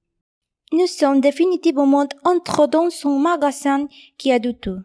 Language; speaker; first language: French; non-native, learner; Spanish